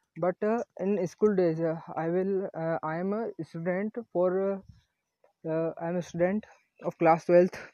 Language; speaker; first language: English; non-native, learner; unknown